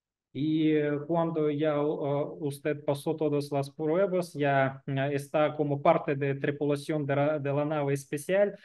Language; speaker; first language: Spanish; non-native, learner; Russian